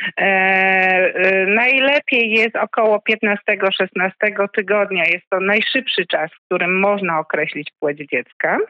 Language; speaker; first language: Polish; native; Polish